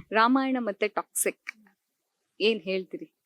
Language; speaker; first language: Kannada; native; Kannada